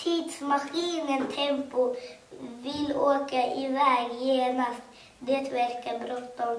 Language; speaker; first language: Swedish; early bilingual, other home language; Kurdish